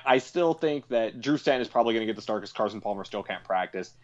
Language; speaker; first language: English; native; English